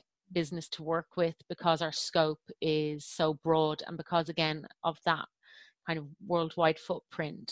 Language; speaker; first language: English; native; English